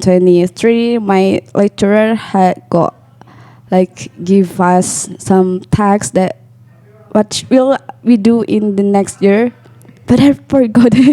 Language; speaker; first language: English; non-native, learner; Indonesian